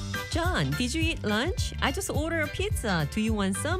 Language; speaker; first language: English; non-native, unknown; Korean